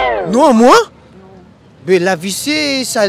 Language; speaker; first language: French; non-native, learner; Spanish